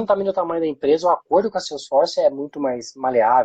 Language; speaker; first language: Portuguese; native; Portuguese